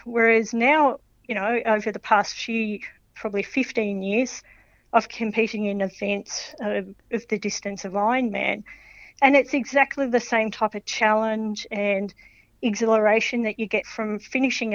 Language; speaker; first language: English; native; English